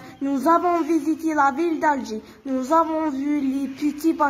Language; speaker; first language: French; non-native, learner; Arabic